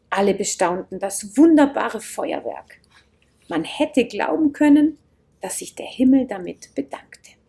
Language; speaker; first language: German; native; German